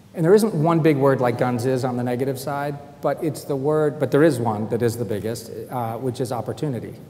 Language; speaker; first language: English; native; English